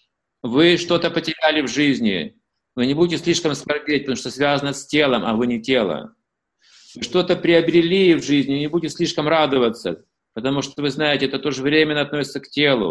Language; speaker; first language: Russian; native; Russian